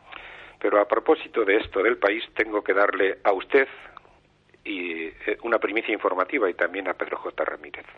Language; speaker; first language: Spanish; native; Spanish